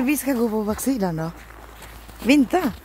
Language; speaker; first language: Swedish; non-native, learner; Filipino